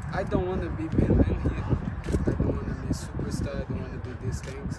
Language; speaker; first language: English; non-native, learner; Portuguese